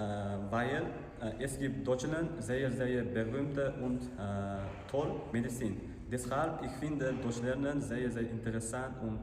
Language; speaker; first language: German; non-native, learner; Uzbek